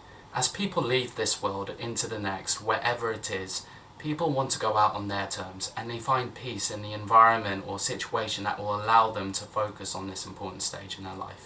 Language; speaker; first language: English; native; English